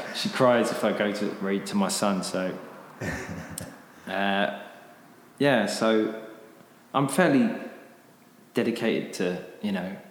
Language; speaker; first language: English; native; English